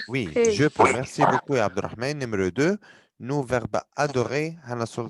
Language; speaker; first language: French; non-native, fluent; Arabic